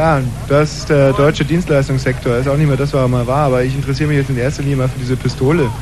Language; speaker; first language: German; native; German